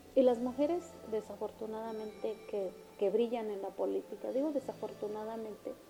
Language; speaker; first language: Spanish; non-native, local second language; Mixtepec Mixtec